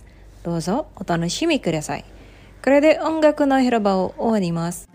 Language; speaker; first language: Japanese; non-native, fluent; Indonesian